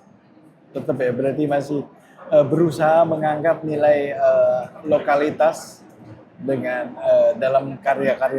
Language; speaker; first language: Indonesian; native; Indonesian